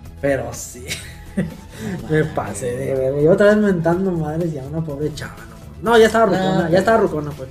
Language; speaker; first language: Spanish; native; Spanish